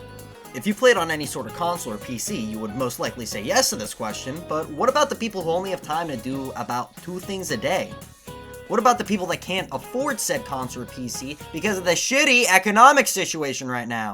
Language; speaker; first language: English; native; English